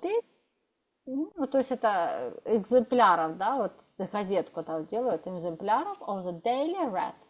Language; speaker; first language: Russian; native; Russian